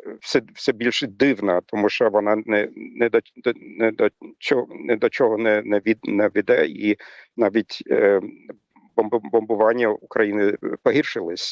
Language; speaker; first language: Ukrainian; non-native, fluent; German